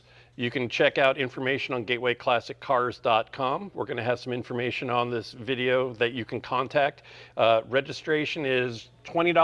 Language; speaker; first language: English; native; English